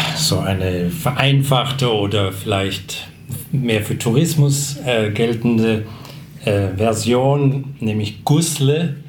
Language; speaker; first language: German; non-native, fluent; English